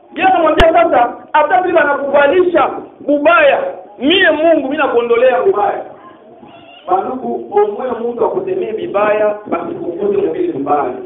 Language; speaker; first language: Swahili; native; Swahili